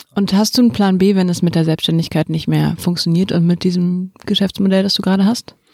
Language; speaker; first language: German; native; German